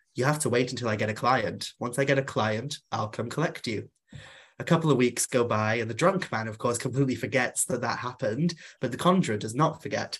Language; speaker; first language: English; non-native, local second language; Welsh